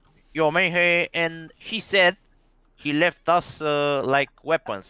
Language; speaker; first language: English; non-native, learner; Romanian